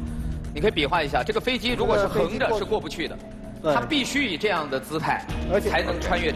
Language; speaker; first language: Chinese; native; Chinese